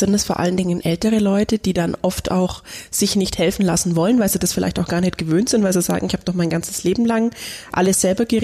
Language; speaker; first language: German; native; German